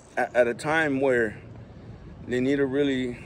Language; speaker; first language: English; native; English